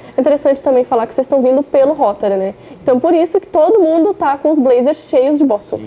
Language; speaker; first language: Portuguese; native; Portuguese